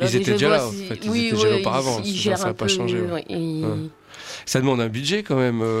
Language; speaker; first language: French; native; French